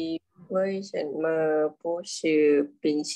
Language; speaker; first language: Chinese; non-native, learner; Thai